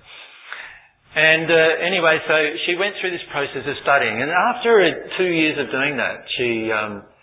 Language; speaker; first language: English; native; English